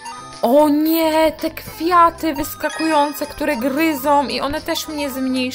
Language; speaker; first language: Polish; native; Polish